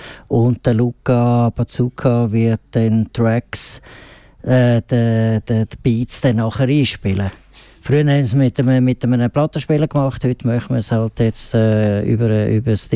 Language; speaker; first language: German; native; German